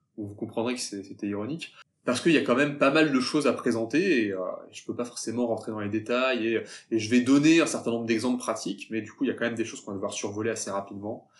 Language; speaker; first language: French; native; French